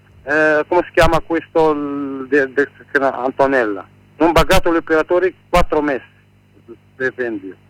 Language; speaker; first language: Italian; non-native, learner; Arabic